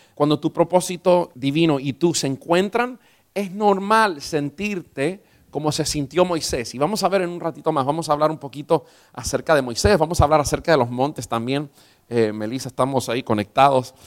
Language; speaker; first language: Spanish; early bilingual, heritage; Spanish